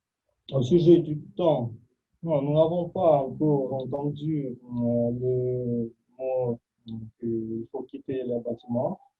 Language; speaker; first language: French; non-native, fluent; Russian